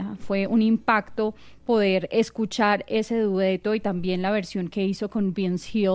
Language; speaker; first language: Spanish; native; Spanish